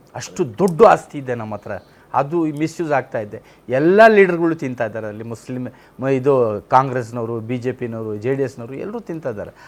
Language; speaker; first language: Kannada; non-native, local second language; Urdu